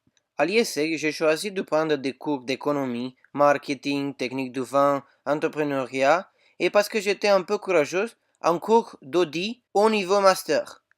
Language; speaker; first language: French; non-native, fluent; Romanian